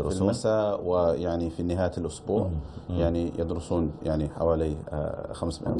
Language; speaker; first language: Arabic; non-native, fluent; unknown